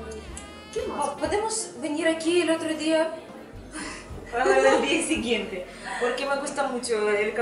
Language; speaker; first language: Spanish; non-native, fluent; Russian